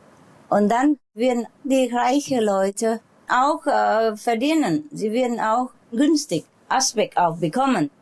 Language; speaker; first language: German; non-native, learner; Vietnamese